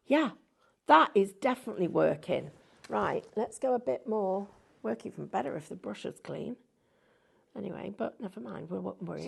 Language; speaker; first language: English; native; English